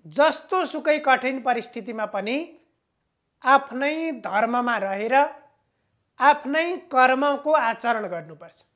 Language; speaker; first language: Nepali; native; Nepali